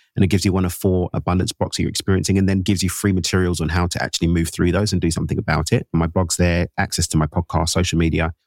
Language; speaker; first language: English; native; English